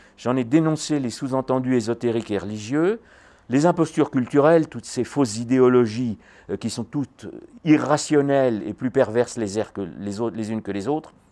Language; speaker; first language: French; native; French